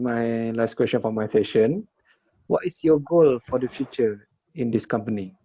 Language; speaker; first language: English; non-native, learner; Malay